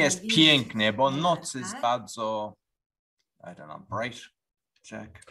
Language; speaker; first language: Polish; non-native, learner; English